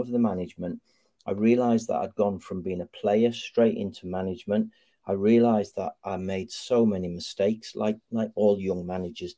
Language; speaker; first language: English; native; English